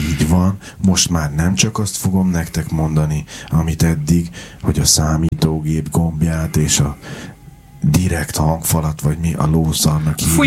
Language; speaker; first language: Hungarian; native; Hungarian